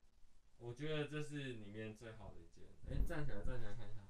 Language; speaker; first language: Chinese; native; Chinese